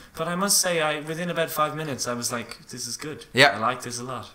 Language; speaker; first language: English; native; English